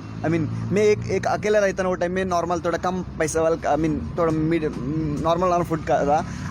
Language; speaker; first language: Hindi; non-native, local second language; Telugu